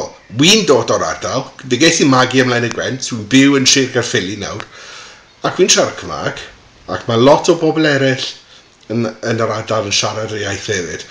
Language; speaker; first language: Welsh; non-native, local second language; English